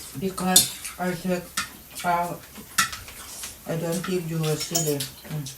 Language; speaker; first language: English; non-native, learner; Thai